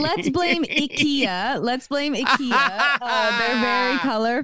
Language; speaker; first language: English; native; English